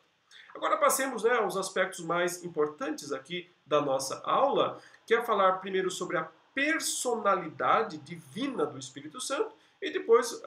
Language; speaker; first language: Portuguese; native; Portuguese